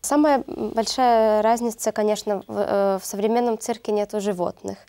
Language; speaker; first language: Russian; non-native, learner; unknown